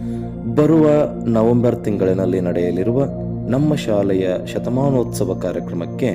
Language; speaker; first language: Kannada; native; Kannada